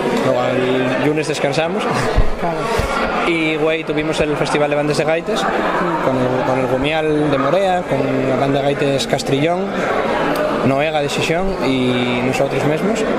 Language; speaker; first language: Spanish; native; Spanish